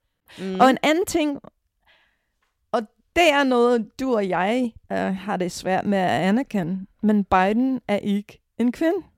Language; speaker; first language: Danish; non-native, fluent; English